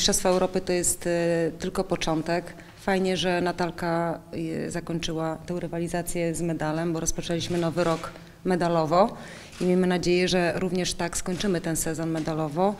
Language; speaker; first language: Polish; native; Polish